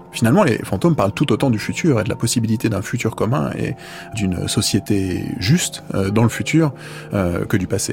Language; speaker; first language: French; native; French